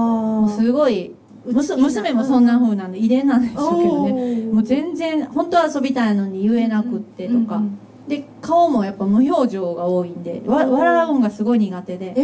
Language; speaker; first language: Japanese; native; Japanese